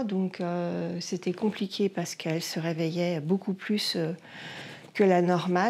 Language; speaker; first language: French; native; French